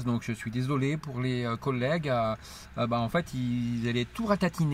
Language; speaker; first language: French; native; French